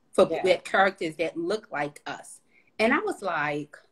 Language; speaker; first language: English; native; English